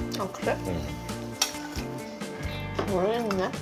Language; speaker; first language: Korean; non-native, fluent; Swedish